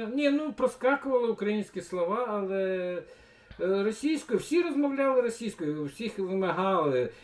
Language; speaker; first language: Ukrainian; non-native, local second language; Bulgarian